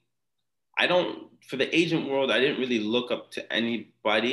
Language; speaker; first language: English; non-native, fluent; Akan